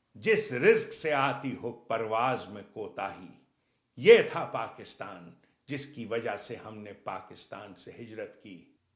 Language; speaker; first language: Urdu; native; Urdu